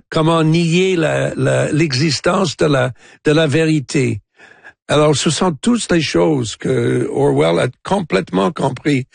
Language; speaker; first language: French; non-native, local second language; English